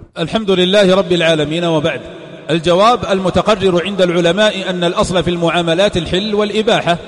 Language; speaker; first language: Arabic; native; Arabic